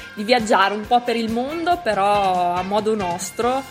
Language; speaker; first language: Italian; native; Italian